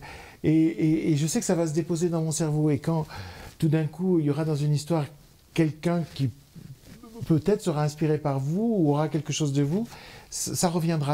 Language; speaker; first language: French; native; French